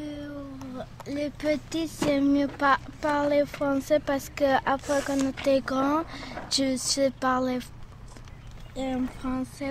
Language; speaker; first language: French; non-native, learner; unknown